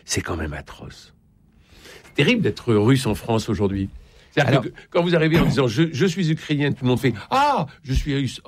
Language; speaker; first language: French; native; French